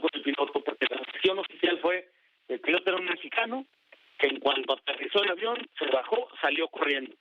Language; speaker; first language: Spanish; native; Spanish